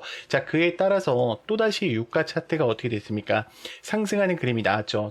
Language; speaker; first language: Korean; native; Korean